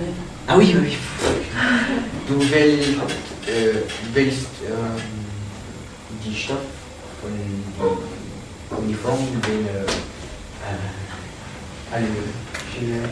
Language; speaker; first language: German; non-native, learner; French